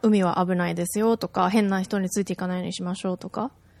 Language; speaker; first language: Japanese; early bilingual, heritage; Japanese